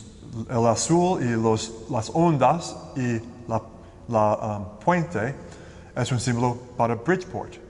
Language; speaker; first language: Spanish; non-native, learner; English